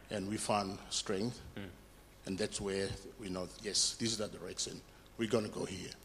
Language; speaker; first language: English; non-native, fluent; Fijian